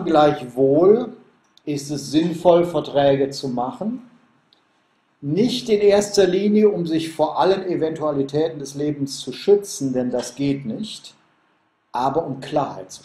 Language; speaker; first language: German; native; German